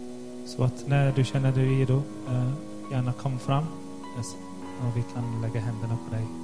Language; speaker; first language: Swedish; non-native, fluent; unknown